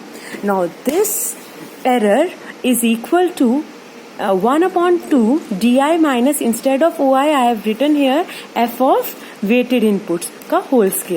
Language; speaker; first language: English; non-native, local second language; Hindi